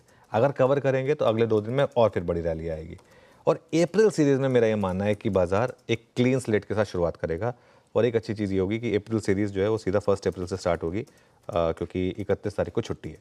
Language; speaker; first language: Hindi; native; Hindi